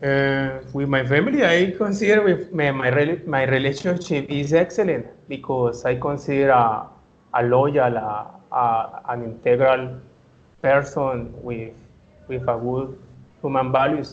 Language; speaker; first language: English; non-native, learner; Spanish